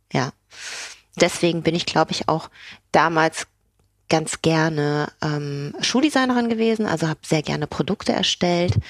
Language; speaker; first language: German; native; German